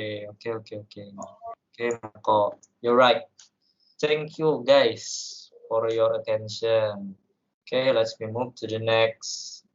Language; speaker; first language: English; non-native, learner; Indonesian